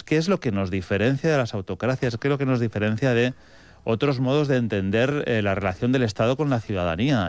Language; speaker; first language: Spanish; native; Spanish